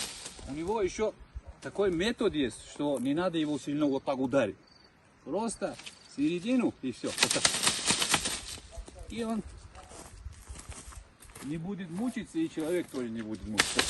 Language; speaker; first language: Russian; non-native, local second language; Tajik